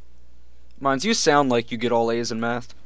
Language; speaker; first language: English; native; English